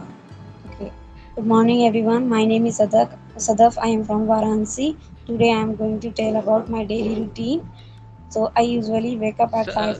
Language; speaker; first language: English; non-native, learner; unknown